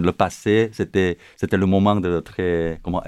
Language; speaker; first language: French; non-native, learner; Korean